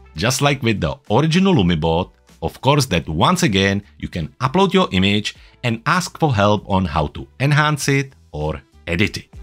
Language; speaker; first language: English; non-native, fluent; Czech